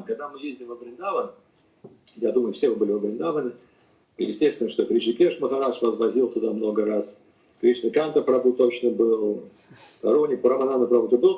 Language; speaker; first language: Russian; native; Russian